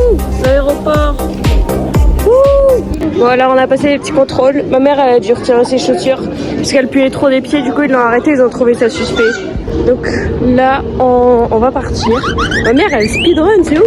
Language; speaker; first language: French; native; French